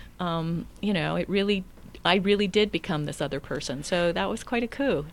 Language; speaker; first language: English; native; English